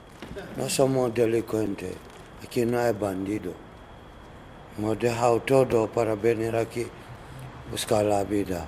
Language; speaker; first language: Spanish; non-native, learner; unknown